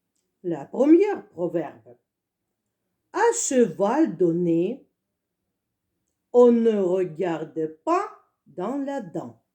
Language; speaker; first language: French; non-native, fluent; Russian